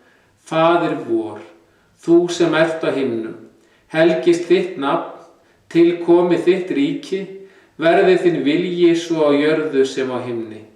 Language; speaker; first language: Icelandic; native; Icelandic